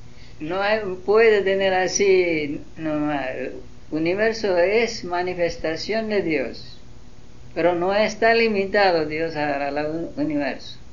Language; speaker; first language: Spanish; non-native, learner; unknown